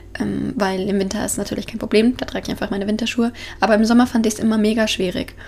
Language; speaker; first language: German; native; German